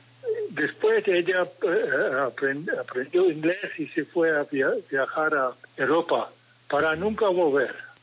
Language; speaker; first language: Spanish; non-native, fluent; English